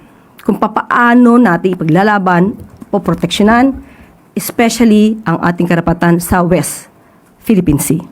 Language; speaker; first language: Filipino; native; Filipino